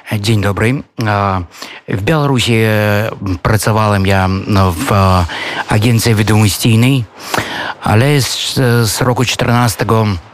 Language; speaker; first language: Polish; non-native, learner; Belarusian